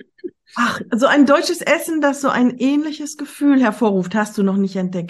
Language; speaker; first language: German; native; German